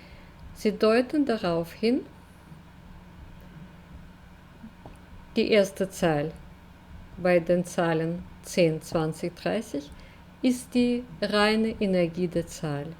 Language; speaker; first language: German; non-native, fluent; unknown